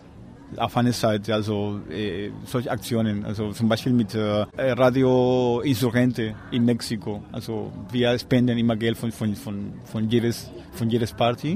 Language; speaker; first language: German; non-native, learner; Spanish